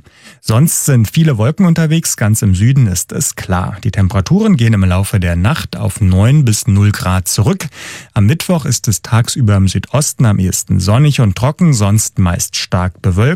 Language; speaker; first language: German; native; German